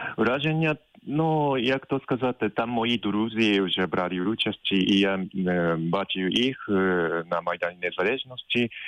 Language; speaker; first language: Ukrainian; non-native, fluent; Japanese